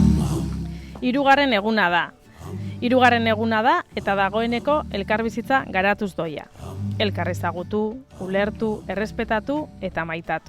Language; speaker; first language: Basque; native; Basque